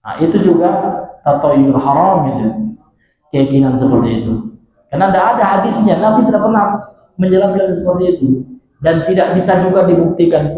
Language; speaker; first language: Indonesian; non-native, local second language; Minangkabau